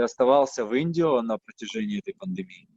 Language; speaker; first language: Russian; native; Russian